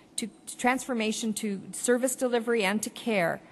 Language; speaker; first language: English; native; English